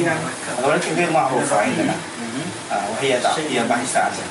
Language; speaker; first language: Arabic; non-native, fluent; Malay